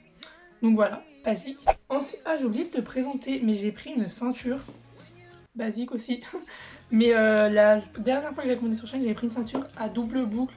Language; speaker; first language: French; native; French